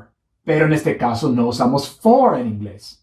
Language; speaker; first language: Spanish; non-native, fluent; English